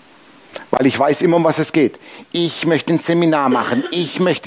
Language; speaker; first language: German; native; German